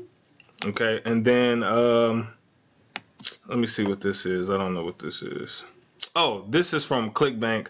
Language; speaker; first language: English; native; English